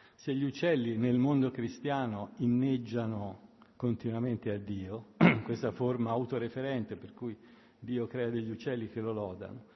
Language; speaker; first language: Italian; native; Italian